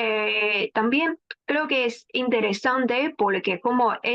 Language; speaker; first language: Spanish; non-native, fluent; Chinese